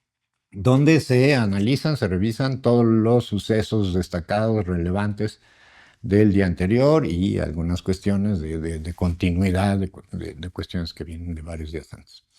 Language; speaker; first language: Spanish; native; Spanish